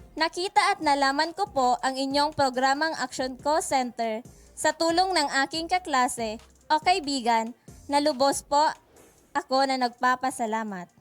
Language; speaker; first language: Filipino; non-native, local second language; Bikol